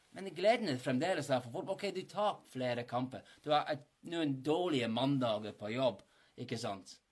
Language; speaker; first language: Norwegian; non-native, fluent; English